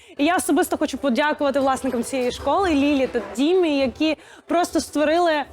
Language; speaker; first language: Ukrainian; native; Ukrainian